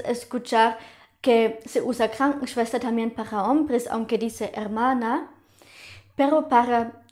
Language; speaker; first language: Spanish; non-native, fluent; German